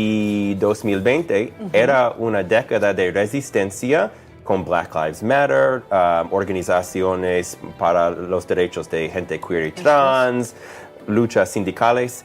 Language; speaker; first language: Spanish; non-native, fluent; English